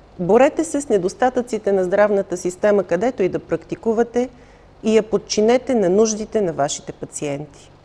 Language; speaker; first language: Bulgarian; native; Bulgarian